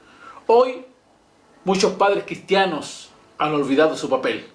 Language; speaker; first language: Spanish; native; Spanish